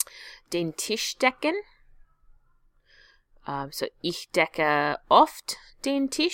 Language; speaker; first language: German; non-native, fluent; English